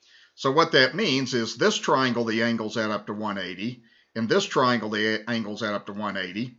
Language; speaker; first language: English; native; English